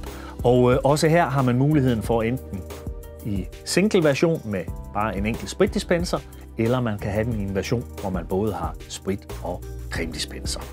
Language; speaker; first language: Danish; native; Danish